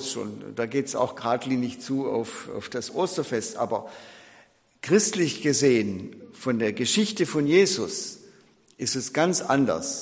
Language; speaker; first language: German; native; German